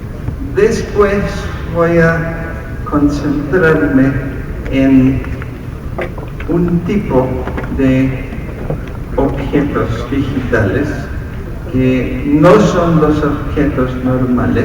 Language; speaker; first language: Spanish; non-native, fluent; English